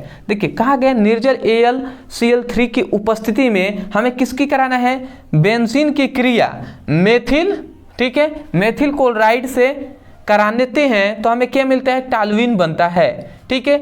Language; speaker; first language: Hindi; native; Hindi